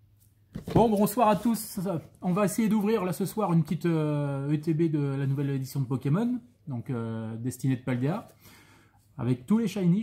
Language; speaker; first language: French; native; French